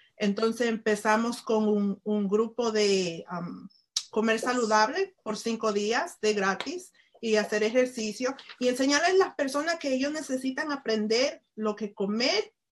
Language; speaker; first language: Spanish; early bilingual, heritage; Spanish